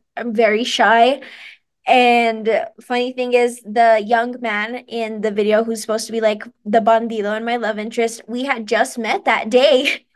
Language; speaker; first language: English; native; English